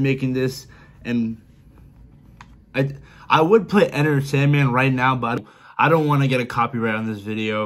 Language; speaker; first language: English; native; English